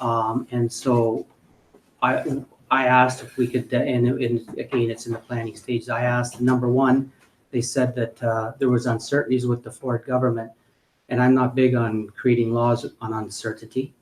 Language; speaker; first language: English; native; English